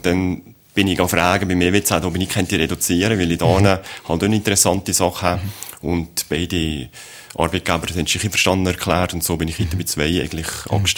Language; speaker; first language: German; native; German